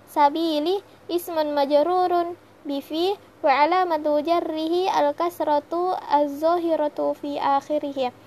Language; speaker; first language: Arabic; non-native, learner; Indonesian